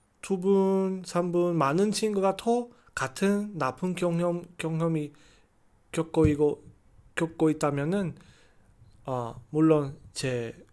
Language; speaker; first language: Korean; non-native, learner; Chinese